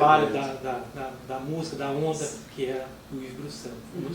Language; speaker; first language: Portuguese; native; Portuguese